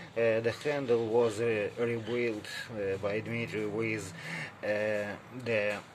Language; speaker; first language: English; non-native, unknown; Russian